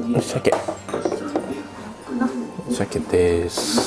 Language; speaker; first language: Japanese; native; Japanese